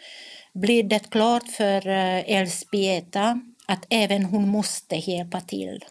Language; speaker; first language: Swedish; non-native, fluent; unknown